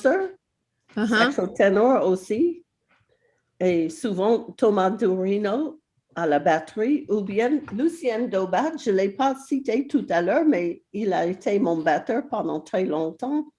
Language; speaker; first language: French; non-native, fluent; English